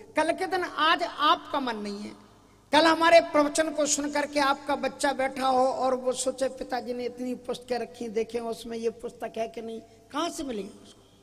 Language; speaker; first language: Hindi; native; Hindi